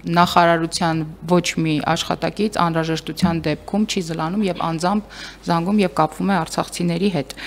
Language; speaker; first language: Armenian; native; Armenian